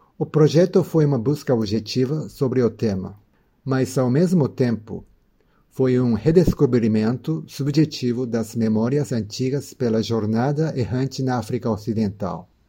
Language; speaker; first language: Portuguese; non-native, fluent; Japanese